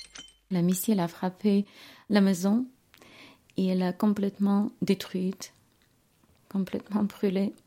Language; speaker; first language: French; non-native, learner; Ukrainian